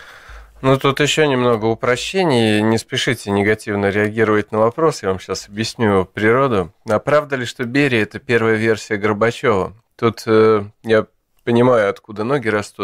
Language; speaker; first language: Russian; native; Russian